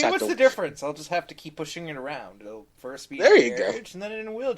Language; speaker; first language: English; native; English